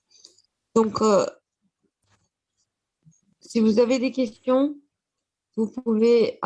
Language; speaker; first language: French; non-native, fluent; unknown